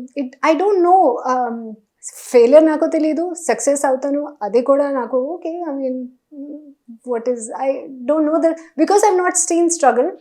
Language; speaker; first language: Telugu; non-native, local second language; Hindi